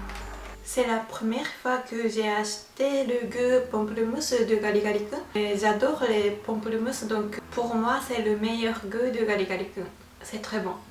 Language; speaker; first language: French; non-native, fluent; Japanese